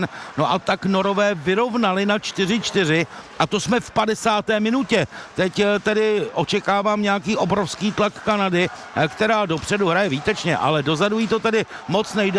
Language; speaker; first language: Czech; native; Czech